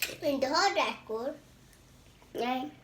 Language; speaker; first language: Swedish; early bilingual, other home language; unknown